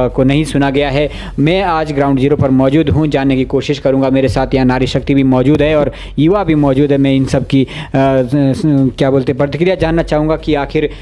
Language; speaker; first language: Hindi; native; Hindi